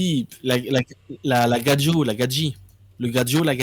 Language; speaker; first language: French; native; French